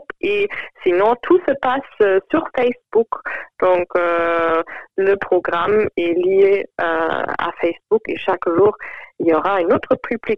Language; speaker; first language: French; non-native, fluent; German